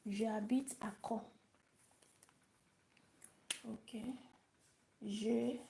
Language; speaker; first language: French; non-native, learner; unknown